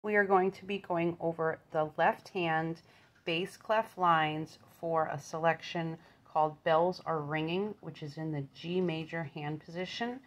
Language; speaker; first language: English; native; English